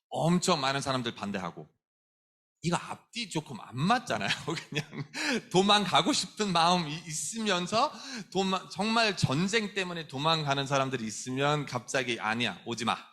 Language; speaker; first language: Korean; non-native, fluent; German